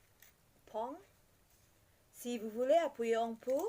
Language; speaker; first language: French; non-native, learner; Indonesian